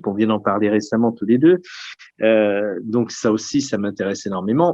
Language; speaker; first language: French; native; French